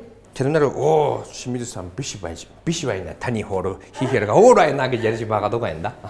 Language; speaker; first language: Mongolian; non-native, fluent; Japanese